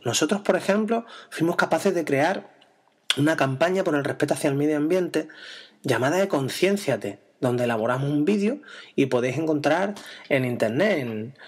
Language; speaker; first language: Spanish; native; Spanish